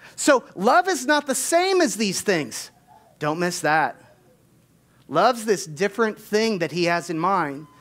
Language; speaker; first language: English; native; English